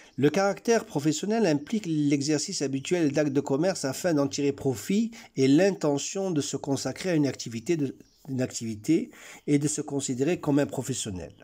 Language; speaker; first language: French; non-native, local second language; Arabic